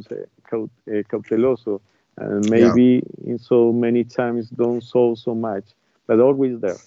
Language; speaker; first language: English; non-native, learner; Spanish